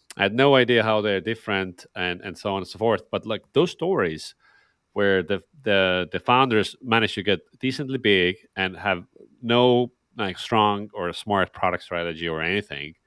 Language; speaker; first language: English; non-native, fluent; Estonian